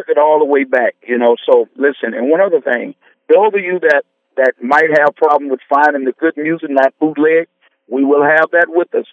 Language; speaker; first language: English; native; English